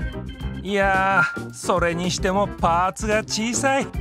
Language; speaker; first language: Japanese; native; Japanese